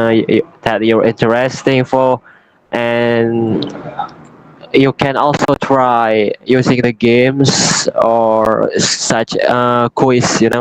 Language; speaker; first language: English; non-native, learner; Indonesian